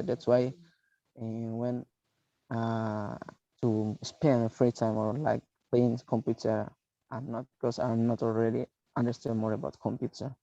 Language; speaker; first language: English; non-native, learner; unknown